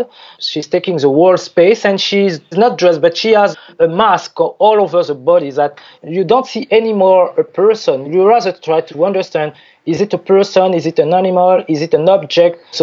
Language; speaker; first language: English; non-native, fluent; French